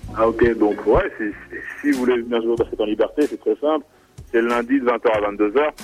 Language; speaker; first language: French; native; French